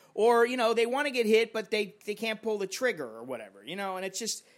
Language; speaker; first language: English; native; English